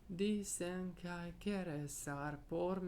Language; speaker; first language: Spanish; non-native, learner; Russian